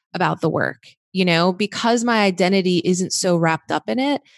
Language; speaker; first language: English; native; English